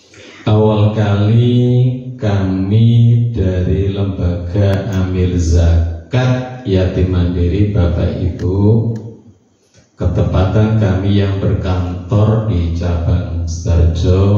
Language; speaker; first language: Indonesian; non-native, local second language; Javanese